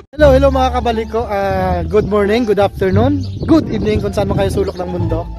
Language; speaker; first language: Filipino; native; Filipino